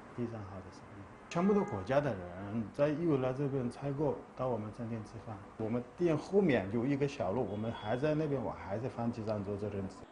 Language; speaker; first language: Chinese; non-native, learner; Arabic